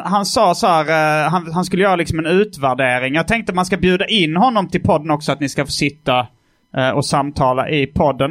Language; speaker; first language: Swedish; native; Swedish